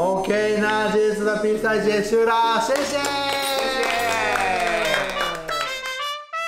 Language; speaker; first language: Chinese; non-native, fluent; Japanese